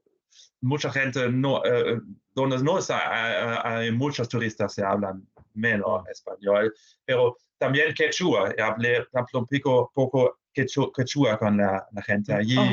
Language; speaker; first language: Spanish; non-native, fluent; German